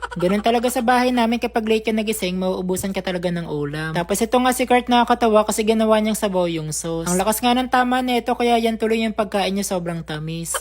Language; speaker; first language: Filipino; non-native, local second language; Cebuano